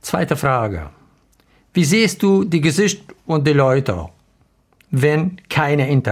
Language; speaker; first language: German; non-native, learner; Arabic